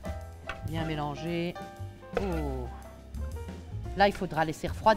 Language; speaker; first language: French; native; French